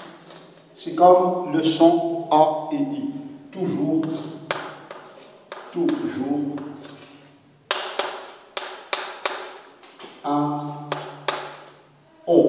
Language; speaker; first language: French; non-native, local second language; Arabic